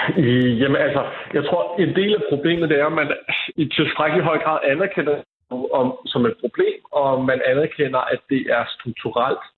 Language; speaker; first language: Danish; native; Danish